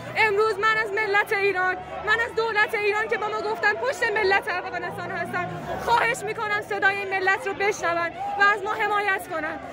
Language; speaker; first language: Persian; native; Persian